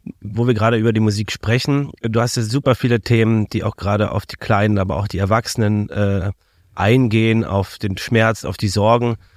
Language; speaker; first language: German; native; German